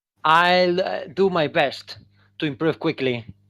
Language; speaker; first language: English; non-native, fluent; Spanish